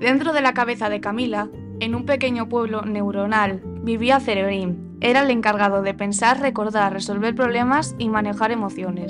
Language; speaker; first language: Spanish; native; Spanish